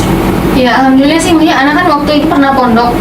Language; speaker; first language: Indonesian; native; Indonesian